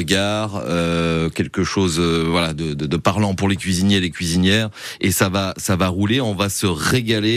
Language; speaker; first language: French; native; French